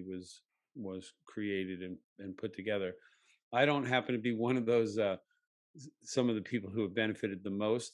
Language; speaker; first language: English; native; English